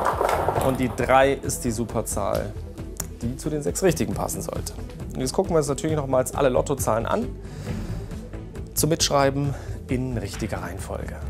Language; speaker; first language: German; native; German